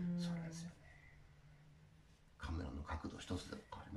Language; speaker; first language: Japanese; native; Japanese